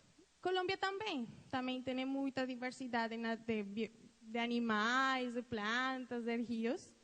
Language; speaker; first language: Portuguese; non-native, fluent; Spanish